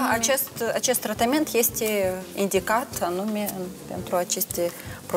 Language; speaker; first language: Romanian; non-native, local second language; Russian